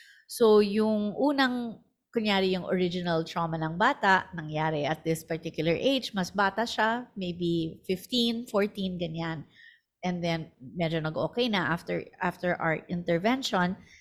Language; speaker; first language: English; non-native, local second language; Filipino